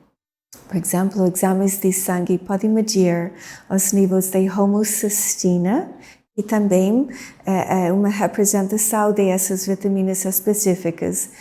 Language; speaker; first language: Portuguese; non-native, fluent; English